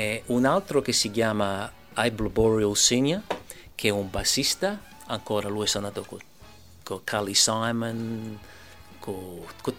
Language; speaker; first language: Italian; early bilingual, heritage; English